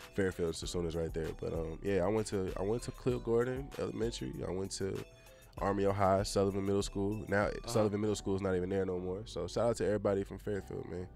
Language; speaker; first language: English; native; English